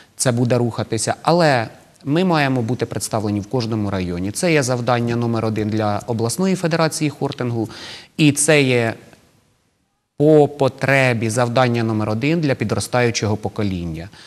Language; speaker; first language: Ukrainian; native; Ukrainian